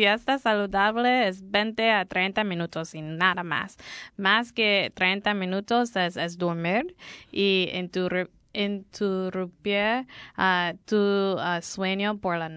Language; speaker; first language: Spanish; non-native, learner; English